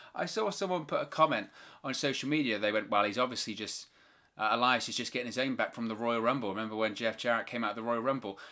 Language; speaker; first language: English; native; English